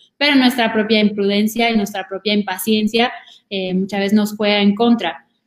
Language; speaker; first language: Spanish; non-native, fluent; French